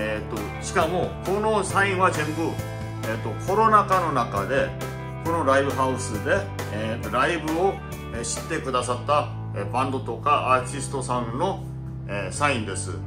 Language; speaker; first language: Japanese; non-native, fluent; Korean